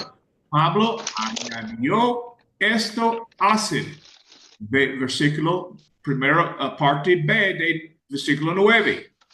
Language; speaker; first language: Spanish; non-native, fluent; English